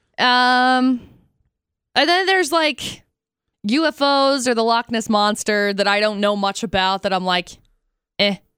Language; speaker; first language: English; native; English